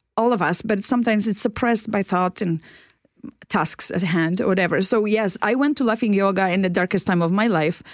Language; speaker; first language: English; non-native, fluent; Polish